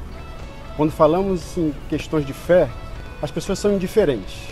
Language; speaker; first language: Portuguese; native; Portuguese